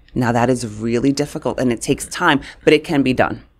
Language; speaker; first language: English; native; English